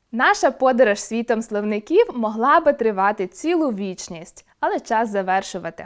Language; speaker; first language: Ukrainian; native; Ukrainian